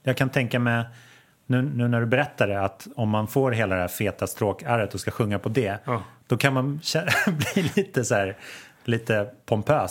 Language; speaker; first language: Swedish; native; Swedish